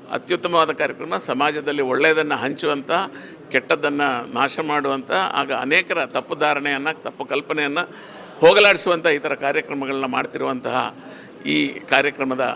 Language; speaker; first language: Kannada; native; Kannada